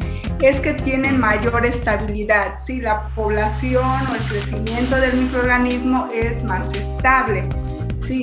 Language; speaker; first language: Spanish; native; Spanish